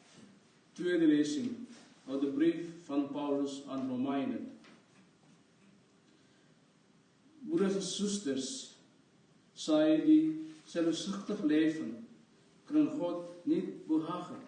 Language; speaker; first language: Dutch; non-native, fluent; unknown